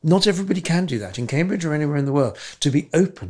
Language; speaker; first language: English; native; English